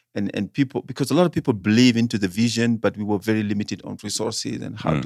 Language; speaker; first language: English; non-native, fluent; Wolof